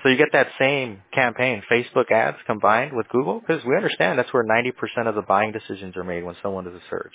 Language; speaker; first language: English; early bilingual, other home language; Spanish